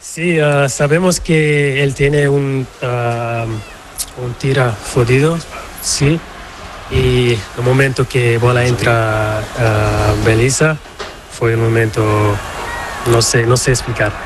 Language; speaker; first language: Spanish; non-native, learner; Portuguese